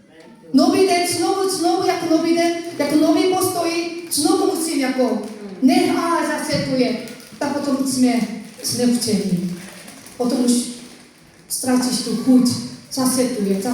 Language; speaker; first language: Czech; non-native, fluent; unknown